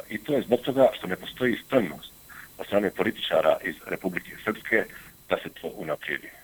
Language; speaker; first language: Bosnian; native; Bosnian